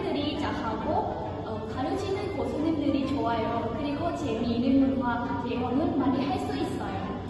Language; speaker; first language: Korean; non-native, learner; Lao